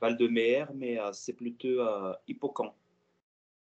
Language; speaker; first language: French; non-native, fluent; Portuguese